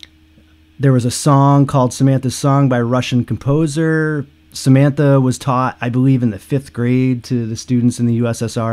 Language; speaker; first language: English; native; English